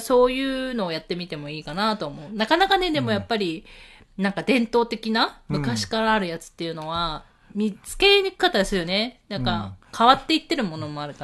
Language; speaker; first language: Japanese; native; Japanese